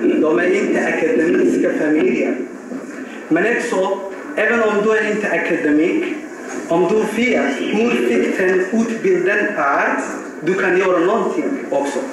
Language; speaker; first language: Swedish; non-native, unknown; Somali